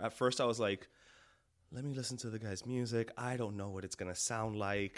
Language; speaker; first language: English; early bilingual, other home language; Spanish